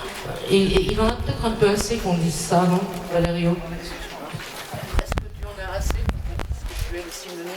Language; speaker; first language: French; native; French